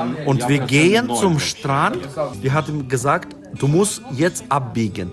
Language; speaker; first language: German; non-native, fluent; Ukrainian